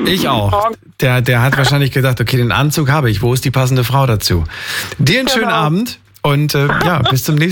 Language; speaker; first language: German; native; German